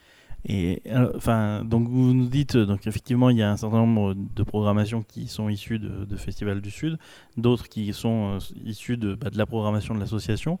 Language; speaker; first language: French; native; French